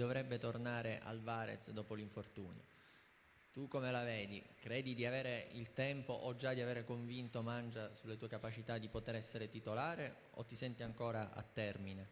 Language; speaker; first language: Italian; native; Italian